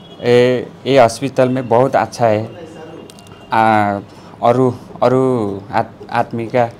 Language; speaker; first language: Hindi; non-native, learner; Nepali